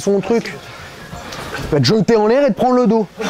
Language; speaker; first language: French; native; French